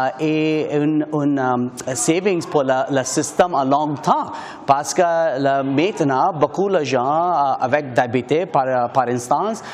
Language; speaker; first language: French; non-native, learner; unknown